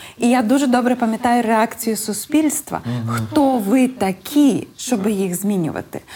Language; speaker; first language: Ukrainian; native; Ukrainian